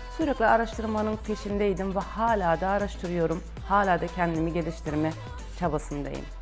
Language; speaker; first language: Turkish; non-native, fluent; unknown